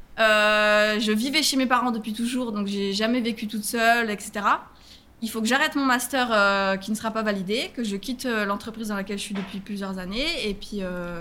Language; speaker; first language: French; native; French